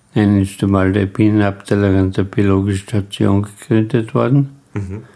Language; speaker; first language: German; native; German